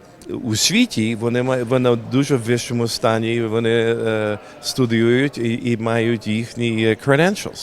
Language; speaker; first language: Ukrainian; early bilingual, heritage; Ukrainian